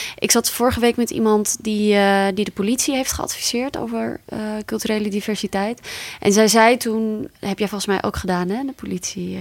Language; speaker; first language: Dutch; early bilingual, other home language; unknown